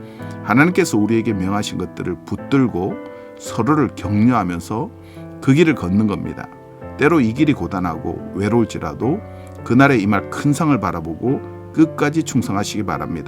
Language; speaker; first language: Korean; native; Korean